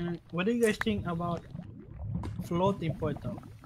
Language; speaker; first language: English; non-native, local second language; Malay